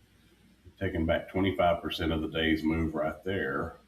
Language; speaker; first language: English; native; English